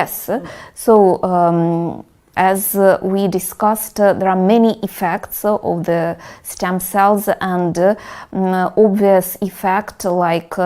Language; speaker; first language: English; non-native, fluent; Russian